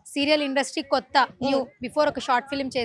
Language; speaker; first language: Telugu; native; Telugu